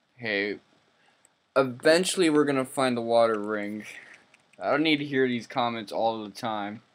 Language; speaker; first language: English; native; English